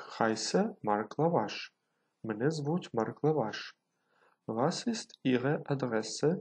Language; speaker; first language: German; non-native, fluent; Ukrainian